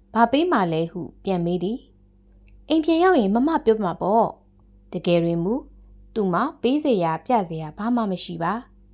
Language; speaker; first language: Burmese; native; Burmese